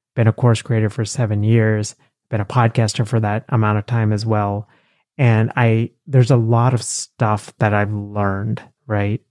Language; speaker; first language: English; early bilingual, other home language; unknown